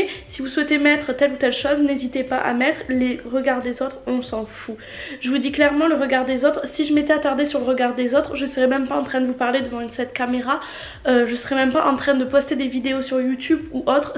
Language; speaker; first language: French; native; French